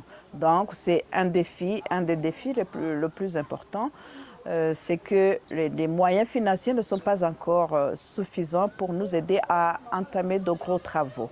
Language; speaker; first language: French; non-native, local second language; Kinyarwanda